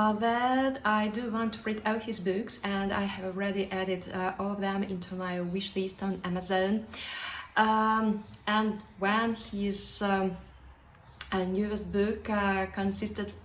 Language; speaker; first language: English; non-native, fluent; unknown